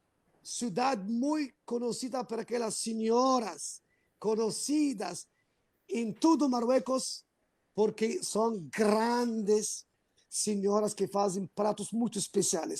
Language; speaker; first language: Portuguese; non-native, fluent; Arabic